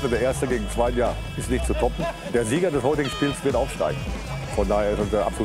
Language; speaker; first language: German; native; German